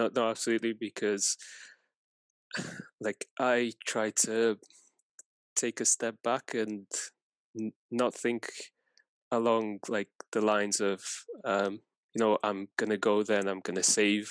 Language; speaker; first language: English; non-native, fluent; Persian